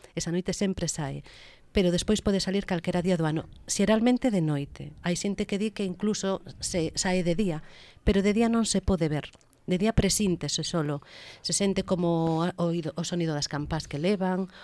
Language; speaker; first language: Galician; native; Galician